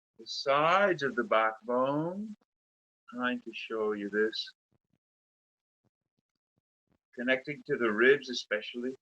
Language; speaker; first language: English; native; English